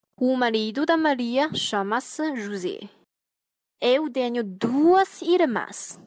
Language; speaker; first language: Portuguese; non-native, fluent; Chinese